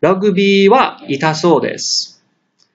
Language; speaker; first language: Japanese; non-native, fluent; English